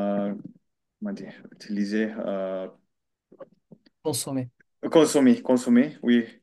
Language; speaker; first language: French; non-native, learner; Finnish